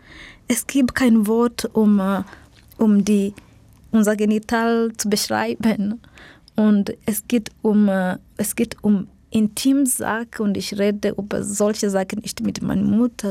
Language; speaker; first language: German; non-native, learner; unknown